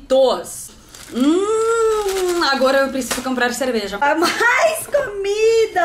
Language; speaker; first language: Portuguese; non-native, learner; Russian